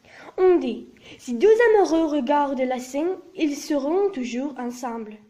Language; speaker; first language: French; non-native, learner; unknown